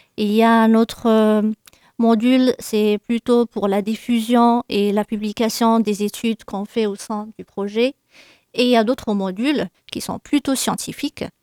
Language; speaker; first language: French; non-native, local second language; Arabic